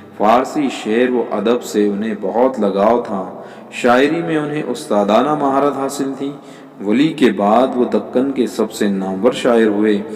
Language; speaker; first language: Urdu; native; Urdu